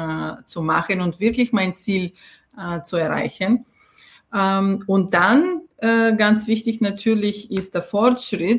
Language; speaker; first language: German; non-native, fluent; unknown